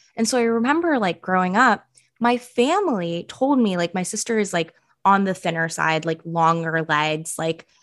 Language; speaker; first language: English; early bilingual, other home language; Punjabi